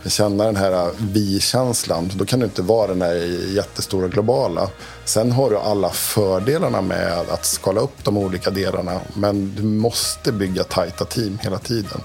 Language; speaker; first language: Swedish; native; Swedish